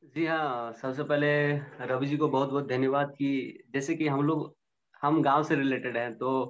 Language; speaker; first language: Hindi; native; Hindi